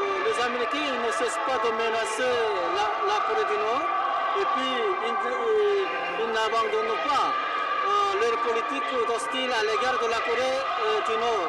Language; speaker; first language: French; non-native, fluent; Korean